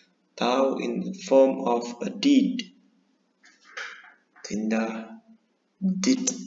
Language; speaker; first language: English; non-native, fluent; Indonesian